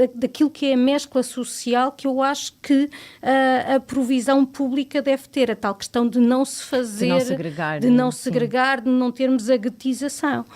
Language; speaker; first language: Portuguese; native; Portuguese